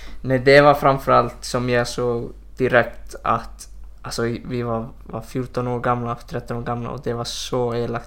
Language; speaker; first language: Swedish; non-native, fluent; Icelandic